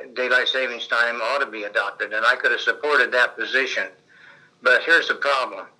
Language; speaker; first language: English; native; English